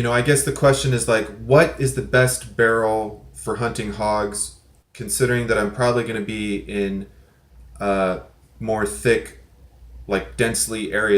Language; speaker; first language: English; native; English